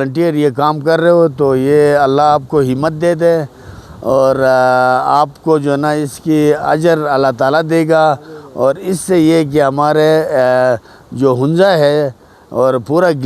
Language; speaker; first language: Urdu; non-native, local second language; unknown